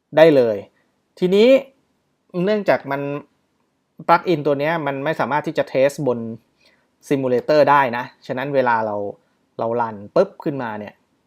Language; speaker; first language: Thai; native; Thai